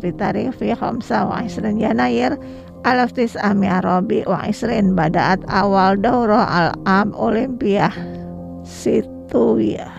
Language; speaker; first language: Arabic; non-native, fluent; Indonesian